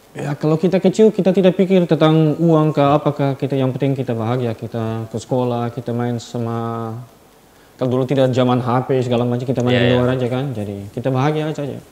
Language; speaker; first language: Indonesian; non-native, fluent; Dutch